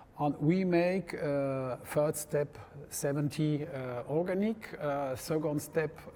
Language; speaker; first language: English; non-native, learner; French